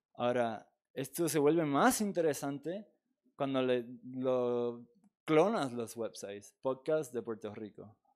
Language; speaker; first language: Spanish; native; Spanish